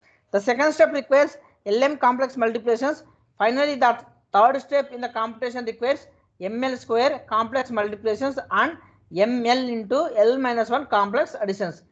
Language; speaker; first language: English; non-native, local second language; Telugu